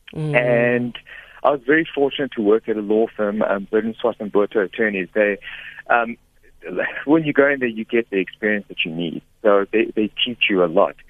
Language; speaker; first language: English; native; English